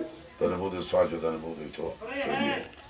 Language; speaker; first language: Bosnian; non-native, local second language; Romany